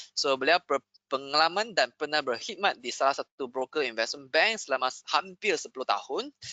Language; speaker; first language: Malay; non-native, local second language; Chinese